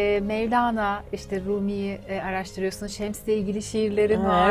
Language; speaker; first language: Turkish; native; Turkish